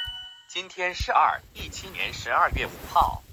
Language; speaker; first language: Chinese; non-native, learner; English